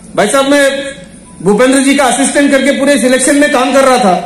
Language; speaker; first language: Hindi; non-native, local second language; Marathi